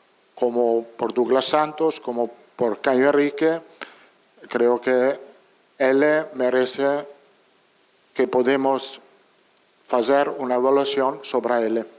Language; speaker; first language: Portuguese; non-native, learner; Italian